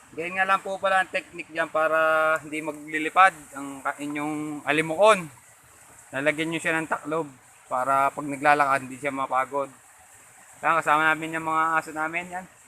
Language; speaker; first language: Filipino; native; Filipino